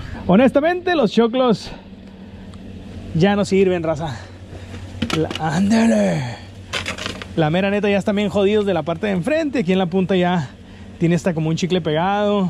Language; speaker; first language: Spanish; native; Spanish